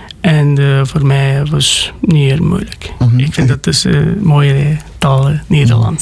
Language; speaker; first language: Dutch; non-native, learner; Romanian